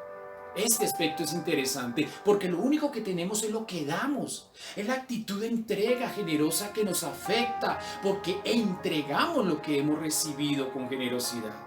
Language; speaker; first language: Spanish; native; Spanish